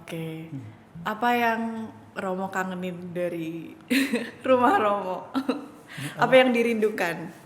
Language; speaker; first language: Indonesian; native; Indonesian